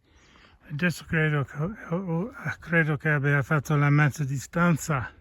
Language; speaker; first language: Italian; non-native, fluent; English